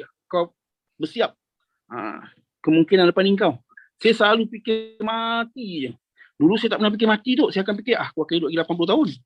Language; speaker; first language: Indonesian; non-native, local second language; Malay